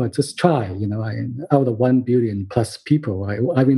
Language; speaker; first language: English; non-native, local second language; Cantonese